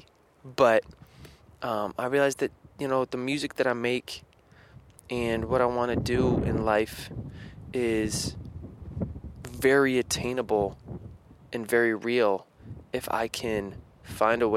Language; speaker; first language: English; native; English